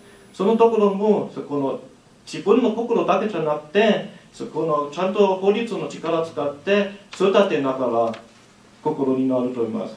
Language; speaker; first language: Japanese; non-native, learner; German